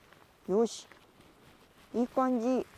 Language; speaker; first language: Japanese; native; Japanese